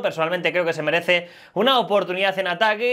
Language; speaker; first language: Spanish; native; Spanish